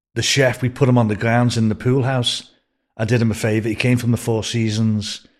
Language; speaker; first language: English; native; English